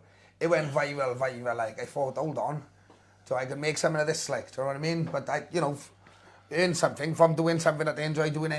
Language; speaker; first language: English; native; English